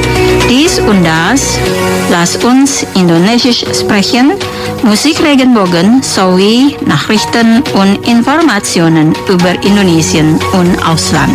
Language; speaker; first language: German; non-native, fluent; Indonesian